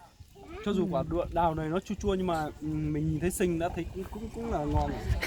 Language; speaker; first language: Vietnamese; non-native, local second language; Hmong